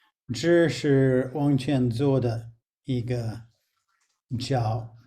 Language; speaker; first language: Chinese; non-native, fluent; English